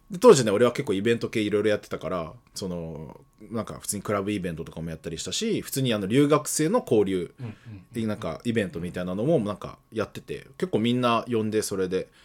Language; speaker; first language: Japanese; early bilingual, other home language; Portuguese